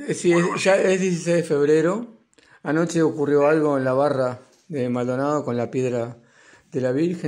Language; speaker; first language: Spanish; native; Spanish